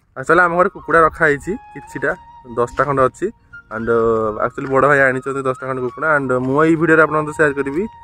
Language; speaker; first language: Odia; native; Odia